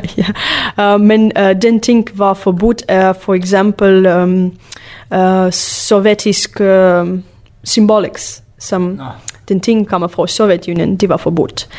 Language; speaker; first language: Danish; non-native, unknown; Russian